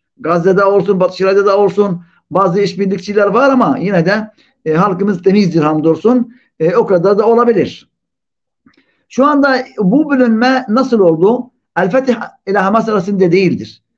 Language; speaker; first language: Turkish; non-native, fluent; Arabic